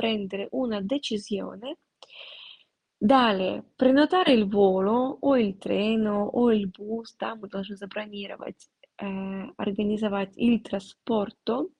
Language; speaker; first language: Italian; non-native, fluent; Russian